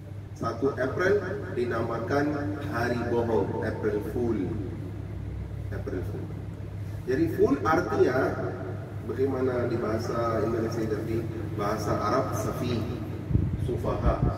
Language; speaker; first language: Indonesian; non-native, fluent; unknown